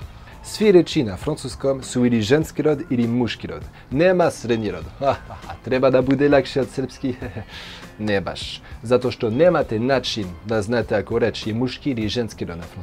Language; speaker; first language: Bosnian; non-native, learner; French